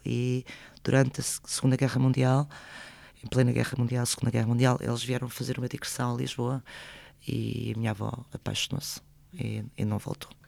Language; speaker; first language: Portuguese; early bilingual, other home language; Spanish